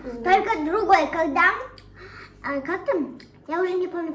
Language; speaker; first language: Russian; non-native, local second language; Kazakh